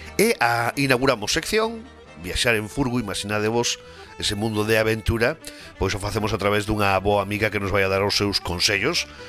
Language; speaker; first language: Galician; non-native, local second language; Spanish